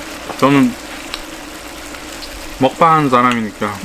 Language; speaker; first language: Korean; non-native, learner; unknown